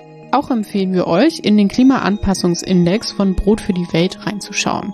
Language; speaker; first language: German; native; German